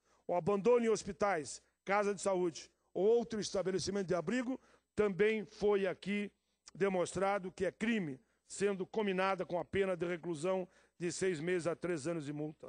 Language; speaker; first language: Portuguese; native; Portuguese